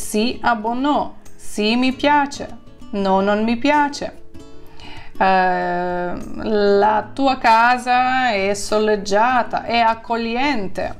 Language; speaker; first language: Italian; non-native, fluent; Ukrainian